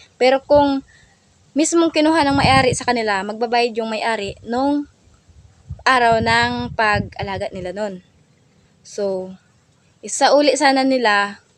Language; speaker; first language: Filipino; non-native, local second language; Cebuano